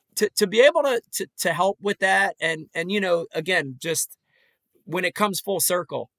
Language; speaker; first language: English; native; English